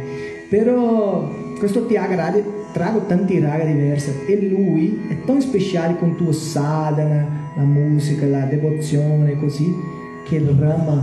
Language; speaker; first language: Italian; non-native, learner; Portuguese